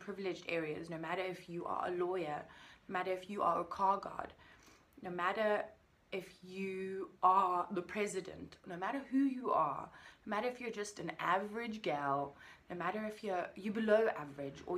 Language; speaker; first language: English; native; English